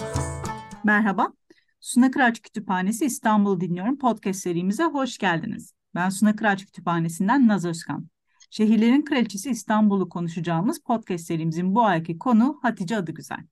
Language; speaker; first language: Turkish; native; Turkish